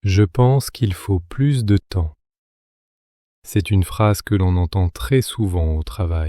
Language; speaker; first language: French; native; French